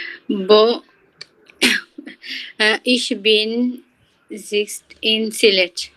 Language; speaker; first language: German; non-native, learner; Bangla